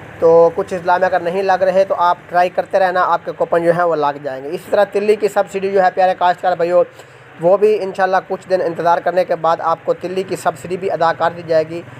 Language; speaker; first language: Urdu; native; Urdu